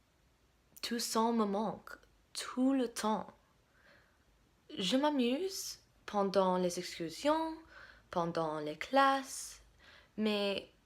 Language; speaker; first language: French; non-native, fluent; English